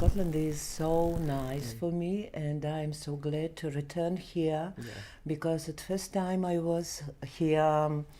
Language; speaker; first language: English; non-native, learner; Belarusian